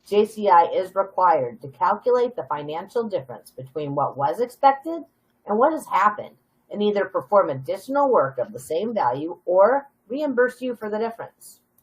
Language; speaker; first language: English; native; English